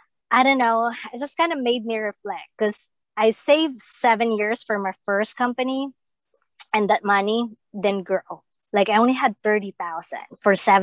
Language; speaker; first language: English; non-native, local second language; Filipino